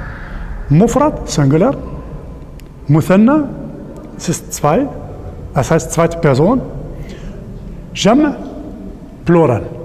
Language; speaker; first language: German; non-native, learner; Arabic